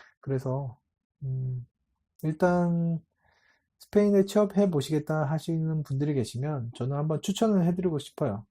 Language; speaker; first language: Korean; native; Korean